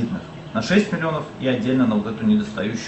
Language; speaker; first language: Russian; native; Russian